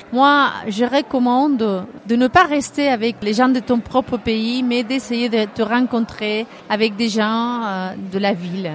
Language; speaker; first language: French; non-native, fluent; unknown